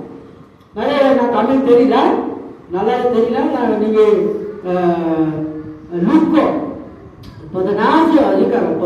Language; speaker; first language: Tamil; non-native, learner; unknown